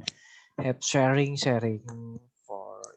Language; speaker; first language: English; non-native, learner; Indonesian